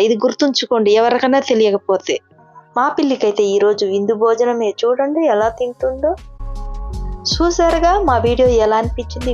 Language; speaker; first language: Telugu; non-native, local second language; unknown